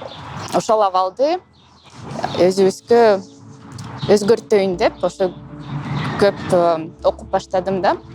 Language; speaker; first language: Kyrgyz; non-native, local second language; Russian